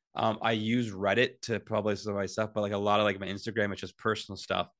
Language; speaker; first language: English; native; English